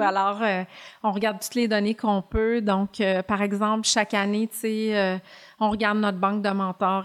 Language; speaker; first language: French; native; French